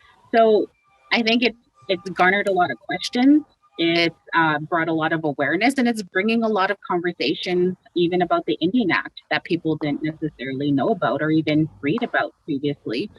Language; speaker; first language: English; native; English